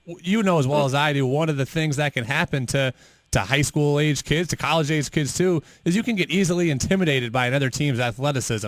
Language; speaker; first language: English; native; English